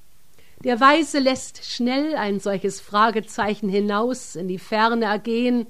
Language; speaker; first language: German; native; German